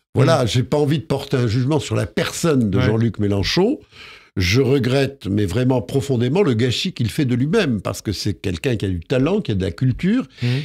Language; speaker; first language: French; native; French